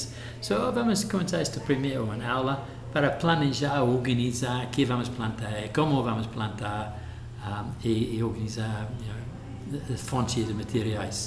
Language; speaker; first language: Portuguese; non-native, local second language; English